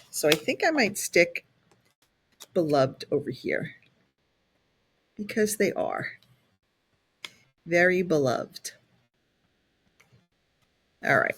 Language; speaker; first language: English; native; English